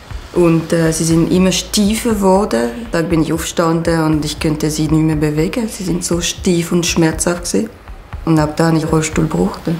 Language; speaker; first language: German; non-native, local second language; French